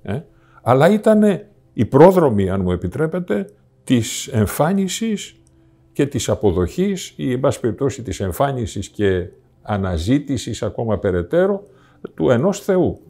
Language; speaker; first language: Greek; native; Greek